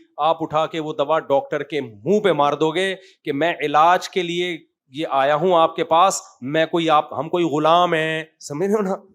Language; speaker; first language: Urdu; native; Urdu